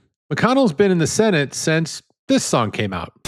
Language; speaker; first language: English; native; English